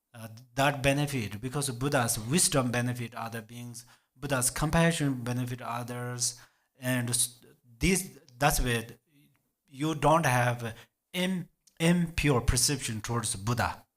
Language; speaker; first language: English; non-native, learner; Tibetan